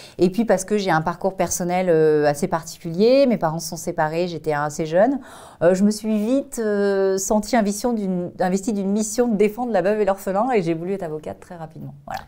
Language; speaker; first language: French; native; French